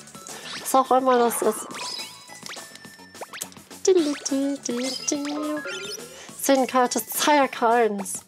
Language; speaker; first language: German; native; German